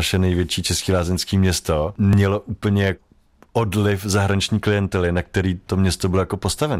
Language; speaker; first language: Czech; native; Czech